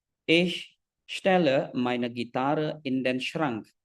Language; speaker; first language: German; non-native, fluent; Indonesian